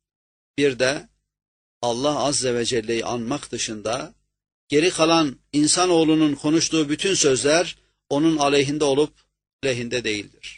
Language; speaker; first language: Turkish; native; Turkish